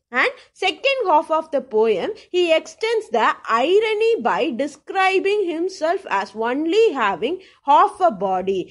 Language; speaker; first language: English; non-native, local second language; Tamil